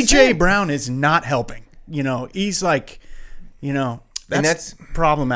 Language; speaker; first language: English; native; English